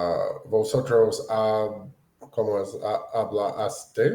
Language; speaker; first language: Spanish; non-native, learner; English